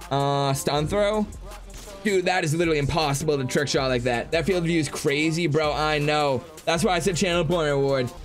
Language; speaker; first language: English; native; English